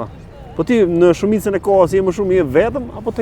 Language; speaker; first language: Albanian; native; Albanian